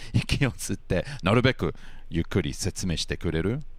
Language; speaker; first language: Japanese; non-native, fluent; English